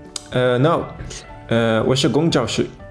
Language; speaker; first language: Chinese; non-native, learner; French